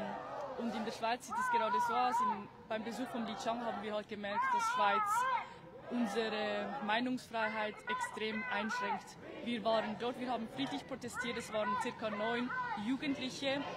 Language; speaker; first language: German; early bilingual, other home language; Tibetan